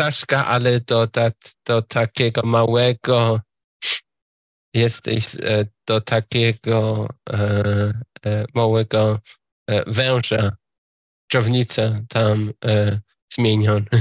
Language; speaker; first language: Polish; non-native, fluent; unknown